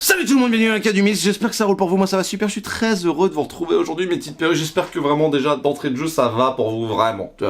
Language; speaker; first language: French; native; French